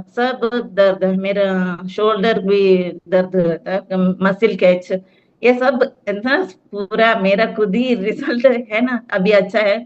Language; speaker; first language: Hindi; non-native, local second language; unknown